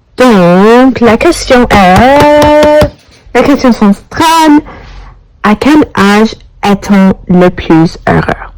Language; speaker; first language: French; non-native, learner; English